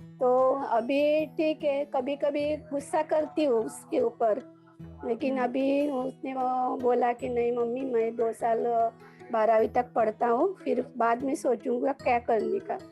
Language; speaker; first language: Hindi; non-native, local second language; Marathi